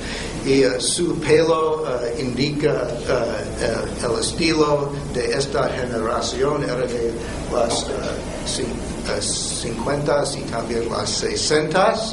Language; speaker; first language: Spanish; non-native, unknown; English